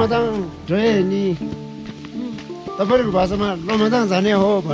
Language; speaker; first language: Nepali; non-native, local second language; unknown